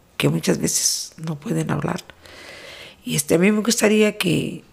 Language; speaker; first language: Spanish; native; Spanish